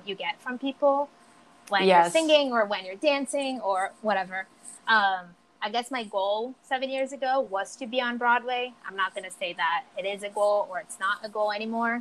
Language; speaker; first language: English; non-native, fluent; Portuguese